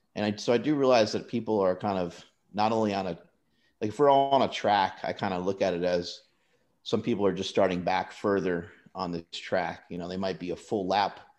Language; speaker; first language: English; native; English